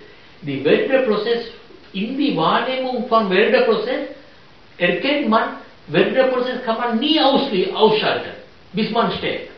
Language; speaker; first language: German; non-native, fluent; Sinhala